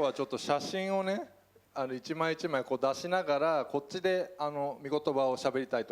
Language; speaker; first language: Japanese; native; Japanese